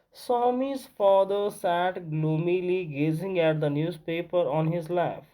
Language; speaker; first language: English; non-native, local second language; Kannada